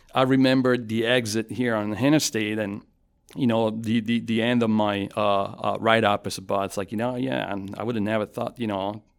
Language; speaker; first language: English; non-native, fluent; Italian